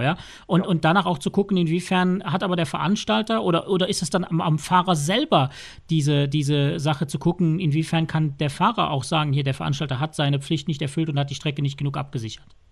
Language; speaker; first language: German; native; German